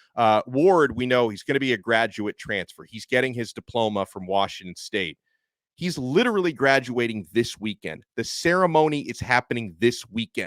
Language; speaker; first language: English; native; English